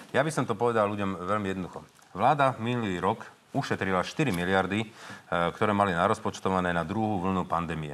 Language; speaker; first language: Slovak; native; Slovak